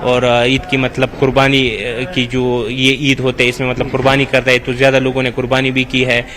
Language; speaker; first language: Hindi; non-native, fluent; Pashto